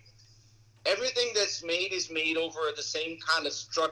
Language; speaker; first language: English; non-native, fluent; Portuguese